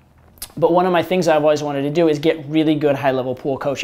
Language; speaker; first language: English; native; English